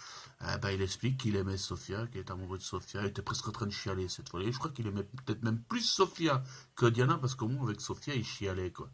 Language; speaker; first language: French; native; French